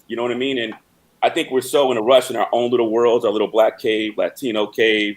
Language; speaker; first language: English; native; English